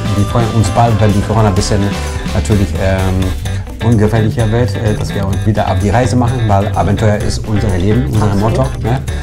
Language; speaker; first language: German; non-native, fluent; Polish